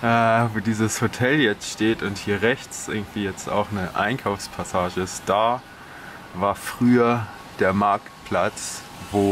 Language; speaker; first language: German; native; German